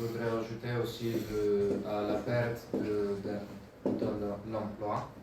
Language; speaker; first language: French; non-native, learner; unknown